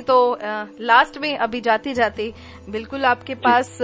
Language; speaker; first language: Hindi; non-native, local second language; Punjabi